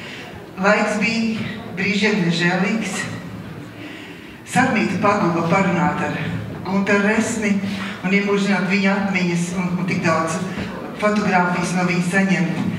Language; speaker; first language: Latvian; native; Latvian